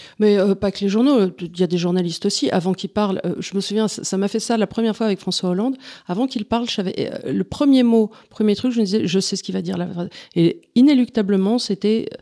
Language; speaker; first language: French; native; French